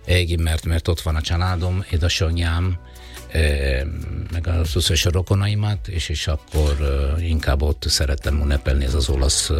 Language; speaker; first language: Hungarian; non-native, fluent; Italian